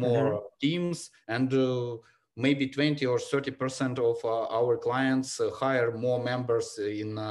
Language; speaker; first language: English; non-native, learner; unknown